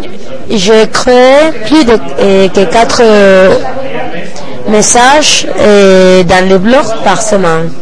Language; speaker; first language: French; non-native, learner; Spanish